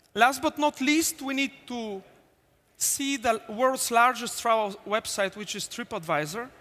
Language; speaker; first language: English; non-native, fluent; Bulgarian